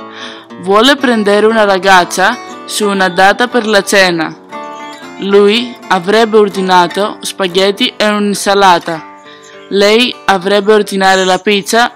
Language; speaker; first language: Italian; non-native, learner; English